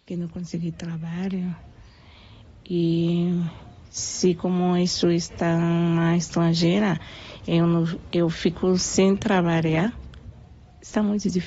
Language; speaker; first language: Portuguese; non-native, learner; Haitian Creole